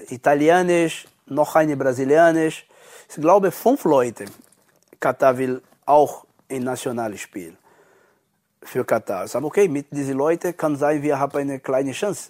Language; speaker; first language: German; non-native, learner; Portuguese